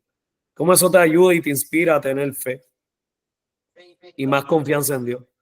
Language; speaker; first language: Spanish; native; Spanish